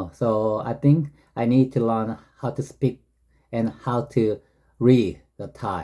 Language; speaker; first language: English; non-native, learner; Korean